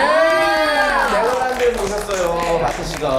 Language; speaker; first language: Korean; native; Korean